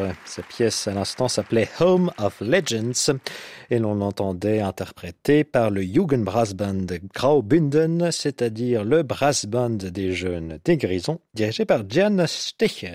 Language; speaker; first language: French; native; French